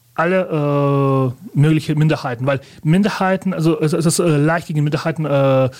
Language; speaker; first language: German; early bilingual, other home language; Russian